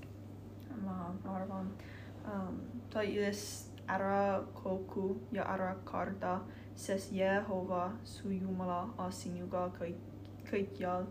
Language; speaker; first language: Estonian; non-native, learner; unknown